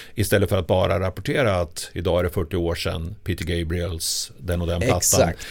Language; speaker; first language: Swedish; native; Swedish